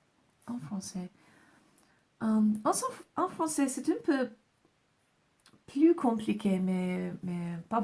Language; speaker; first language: French; non-native, fluent; English